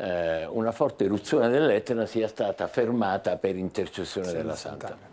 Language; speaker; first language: Italian; native; Italian